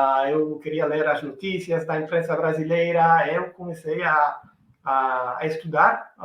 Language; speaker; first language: Portuguese; non-native, fluent; Italian